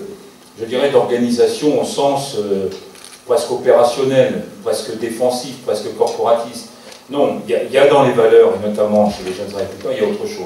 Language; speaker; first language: French; native; French